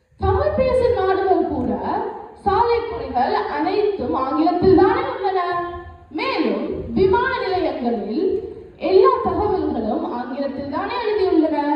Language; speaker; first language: Tamil; early bilingual, heritage; Tamil